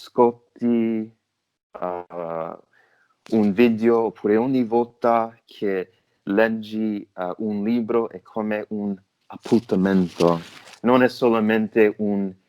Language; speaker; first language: Italian; non-native, learner; English